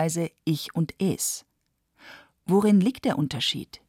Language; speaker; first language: German; native; German